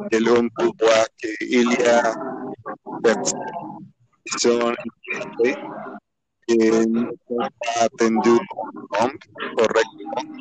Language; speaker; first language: French; non-native, learner; Spanish